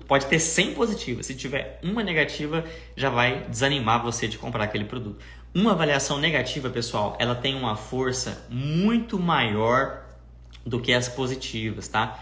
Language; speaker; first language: Portuguese; native; Portuguese